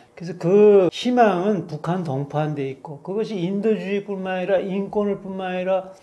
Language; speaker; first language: Korean; native; Korean